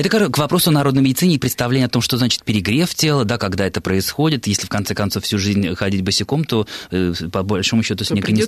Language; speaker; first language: Russian; native; Russian